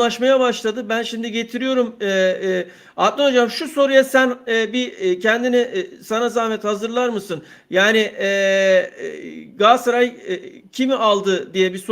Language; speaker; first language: Turkish; native; Turkish